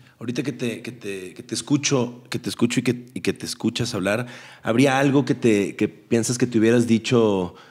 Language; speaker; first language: Spanish; native; Spanish